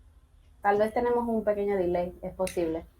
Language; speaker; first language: Spanish; native; Spanish